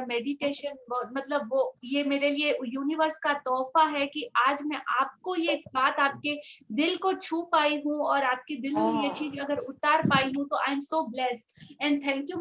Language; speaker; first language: Hindi; native; Hindi